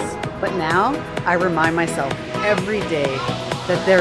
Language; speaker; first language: English; native; English